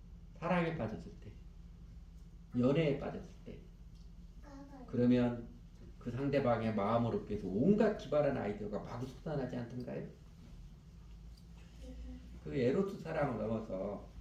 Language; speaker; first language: Korean; native; Korean